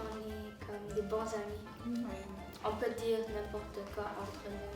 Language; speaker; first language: French; non-native, fluent; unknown